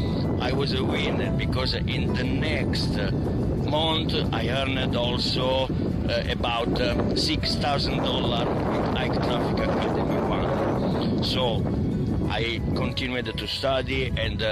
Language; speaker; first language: English; non-native, learner; Italian